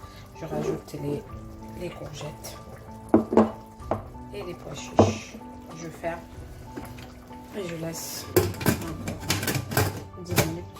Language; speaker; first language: French; non-native, local second language; Arabic